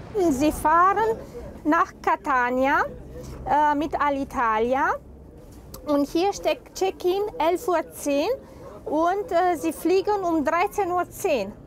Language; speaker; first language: German; non-native, fluent; Romanian